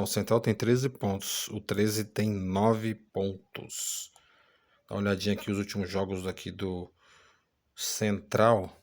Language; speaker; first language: Portuguese; native; Portuguese